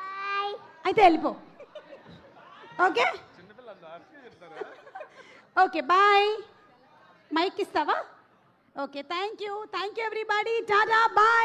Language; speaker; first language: Telugu; native; Telugu